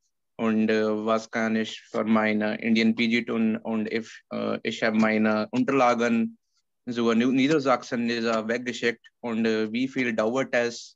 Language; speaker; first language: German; non-native, learner; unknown